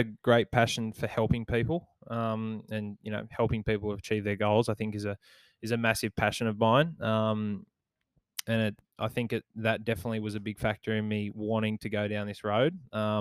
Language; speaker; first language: English; native; English